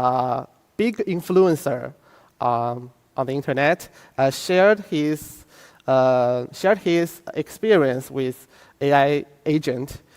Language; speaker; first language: English; non-native, fluent; Chinese